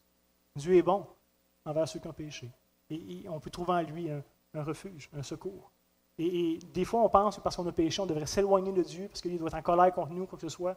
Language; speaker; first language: French; native; French